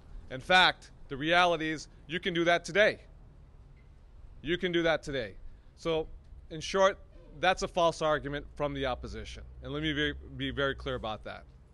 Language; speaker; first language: English; early bilingual, other home language; Spanish